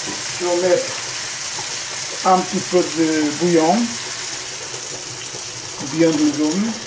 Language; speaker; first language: French; non-native, fluent; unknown